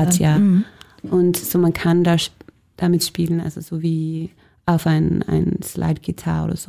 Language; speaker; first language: German; non-native, fluent; Danish